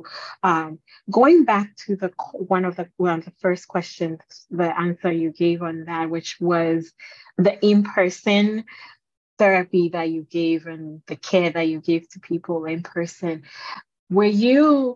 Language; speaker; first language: English; non-native, local second language; Akan